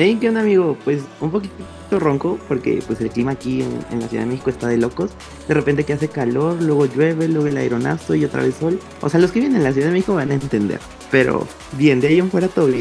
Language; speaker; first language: Spanish; native; Spanish